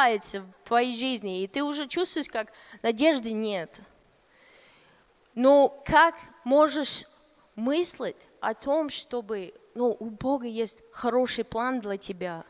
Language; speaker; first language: Russian; non-native, fluent; English